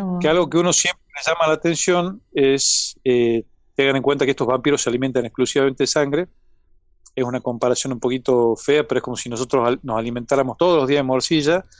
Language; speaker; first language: Spanish; native; Spanish